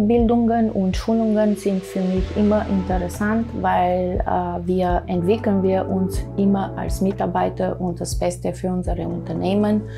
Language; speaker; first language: German; non-native, fluent; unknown